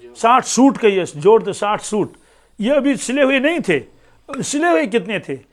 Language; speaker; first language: Urdu; non-native, local second language; Kashmiri